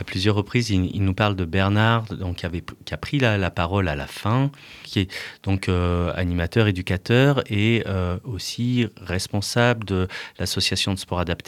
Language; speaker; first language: French; native; French